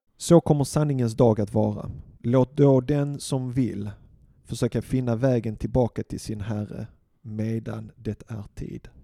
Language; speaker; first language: Swedish; early bilingual, other home language; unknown